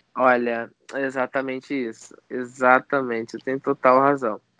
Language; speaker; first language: Portuguese; native; Portuguese